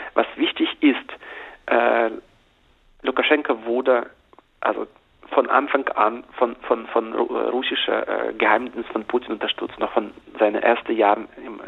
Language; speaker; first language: German; non-native, fluent; Russian